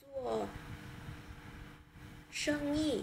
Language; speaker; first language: Chinese; non-native, learner; Vietnamese